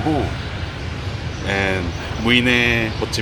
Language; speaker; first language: English; non-native, learner; Korean